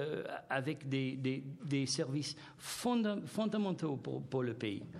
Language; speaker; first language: French; non-native, fluent; English